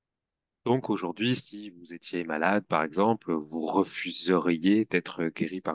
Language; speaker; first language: French; native; French